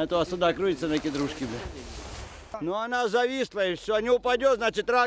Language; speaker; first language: Russian; native; Russian